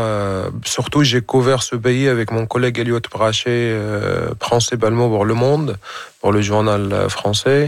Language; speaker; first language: French; non-native, fluent; Arabic